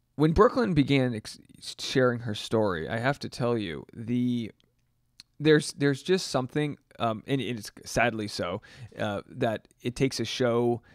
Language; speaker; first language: English; native; English